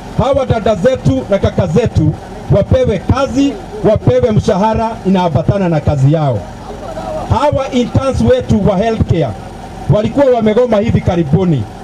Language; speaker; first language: Swahili; non-native, local second language; Kikuyu